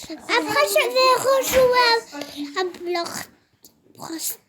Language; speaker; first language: French; native; French